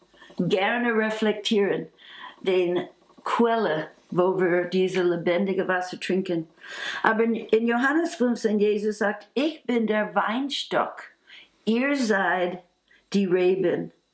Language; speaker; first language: German; non-native, fluent; English